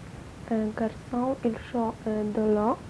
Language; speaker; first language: French; non-native, learner; Polish